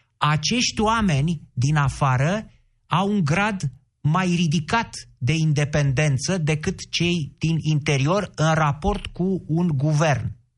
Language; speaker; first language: Romanian; native; Romanian